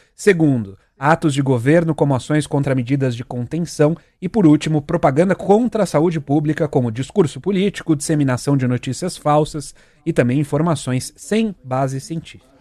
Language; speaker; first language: Portuguese; native; Portuguese